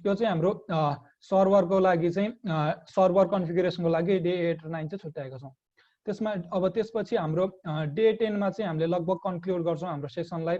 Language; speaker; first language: Nepali; native; Nepali